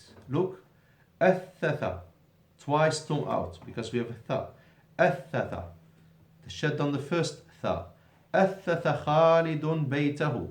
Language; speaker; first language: English; non-native, fluent; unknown